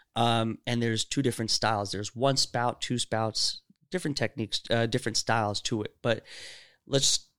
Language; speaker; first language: English; native; English